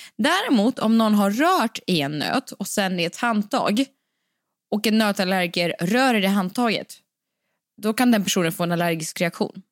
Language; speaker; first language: Swedish; native; Swedish